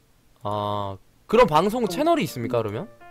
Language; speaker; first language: Korean; native; Korean